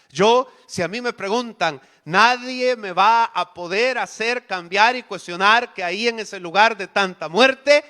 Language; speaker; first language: Spanish; native; Spanish